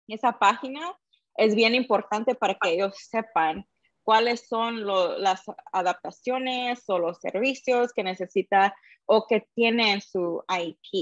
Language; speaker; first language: Spanish; early bilingual, heritage; Spanish